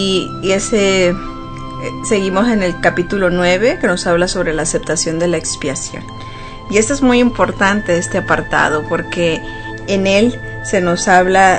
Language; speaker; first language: Spanish; native; Spanish